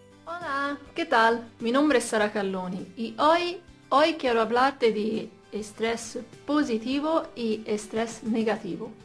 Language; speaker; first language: Spanish; non-native, fluent; Italian